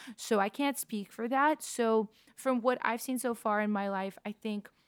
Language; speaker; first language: English; non-native, fluent; Russian